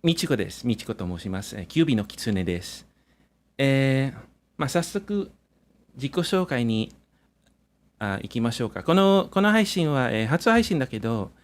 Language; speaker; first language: Japanese; non-native, fluent; English